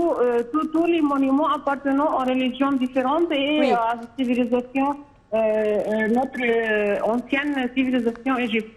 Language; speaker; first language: French; non-native, fluent; Arabic